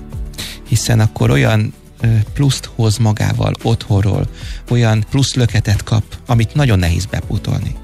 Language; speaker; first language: Hungarian; native; Hungarian